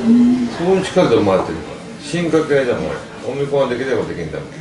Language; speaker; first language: Japanese; native; Japanese